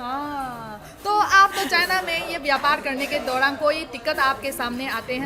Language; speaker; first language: Hindi; non-native, fluent; Chinese